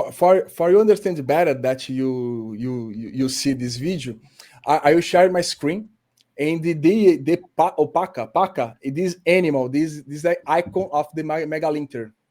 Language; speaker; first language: English; non-native, learner; Portuguese